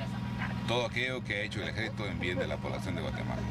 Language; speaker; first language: Spanish; native; Spanish